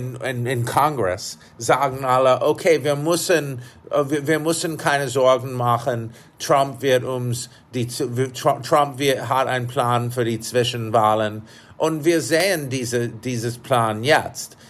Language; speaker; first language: German; non-native, fluent; English